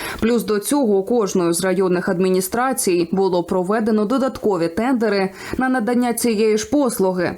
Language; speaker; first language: Ukrainian; native; Ukrainian